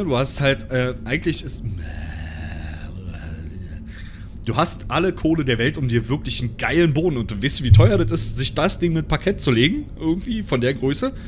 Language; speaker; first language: German; native; German